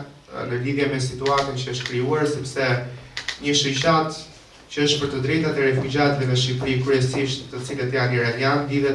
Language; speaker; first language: Albanian; native; Albanian